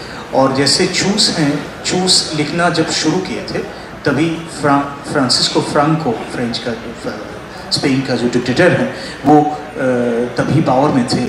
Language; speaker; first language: Hindi; non-native, local second language; Bangla